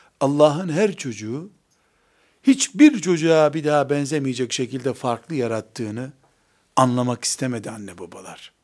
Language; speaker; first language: Turkish; native; Turkish